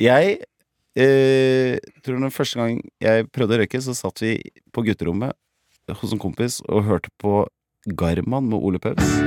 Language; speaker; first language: Norwegian; native; Norwegian